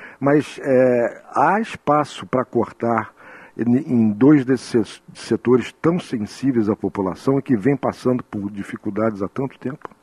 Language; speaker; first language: Portuguese; native; Portuguese